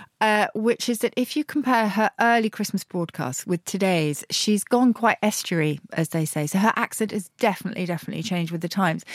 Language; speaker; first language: English; native; English